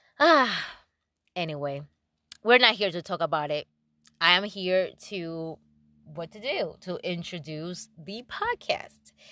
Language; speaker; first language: English; non-native, fluent; Spanish